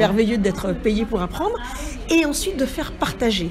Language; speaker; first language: French; native; French